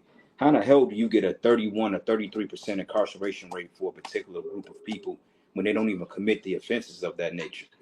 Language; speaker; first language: English; native; English